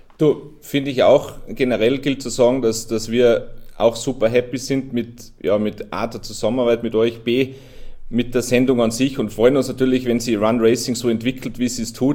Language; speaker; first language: German; native; German